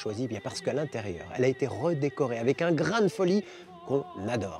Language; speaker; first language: French; native; French